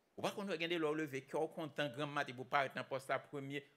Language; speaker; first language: French; non-native, local second language; Haitian Creole